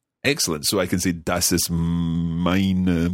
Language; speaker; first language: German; non-native, learner; English